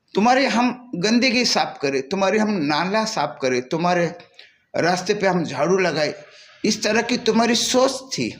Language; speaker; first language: Hindi; non-native, local second language; Marathi